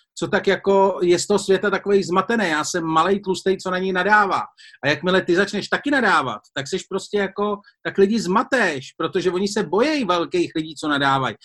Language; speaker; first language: Czech; native; Czech